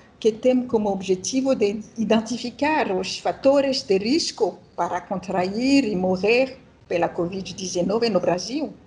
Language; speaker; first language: Portuguese; non-native, learner; French